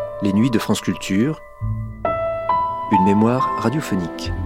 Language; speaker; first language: French; native; French